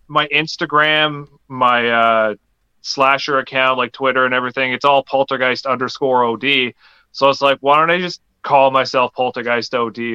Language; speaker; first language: English; native; English